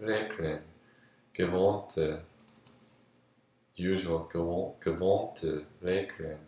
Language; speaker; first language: German; non-native, learner; English